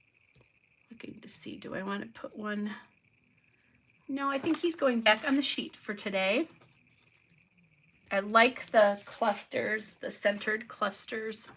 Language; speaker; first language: English; native; English